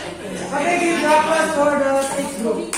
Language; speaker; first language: English; non-native, fluent; Indonesian